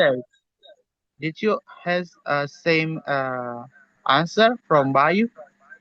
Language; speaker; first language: English; non-native, learner; Indonesian